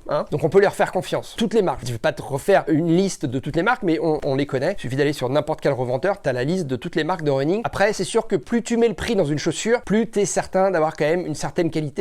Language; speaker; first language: French; native; French